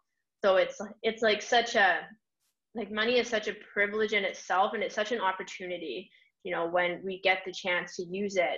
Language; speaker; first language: English; native; English